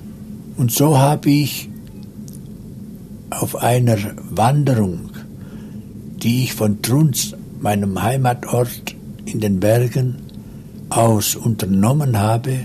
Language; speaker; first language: German; non-native, local second language; Romansh